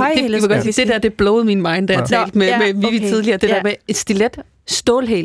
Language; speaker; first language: Danish; native; Danish